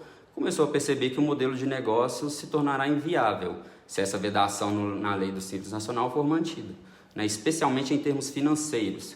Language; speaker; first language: Portuguese; native; Portuguese